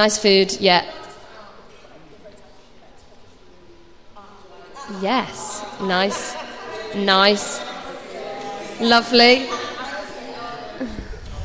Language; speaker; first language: English; native; English